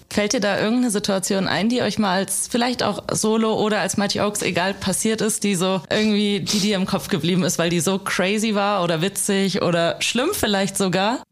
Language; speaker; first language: German; native; German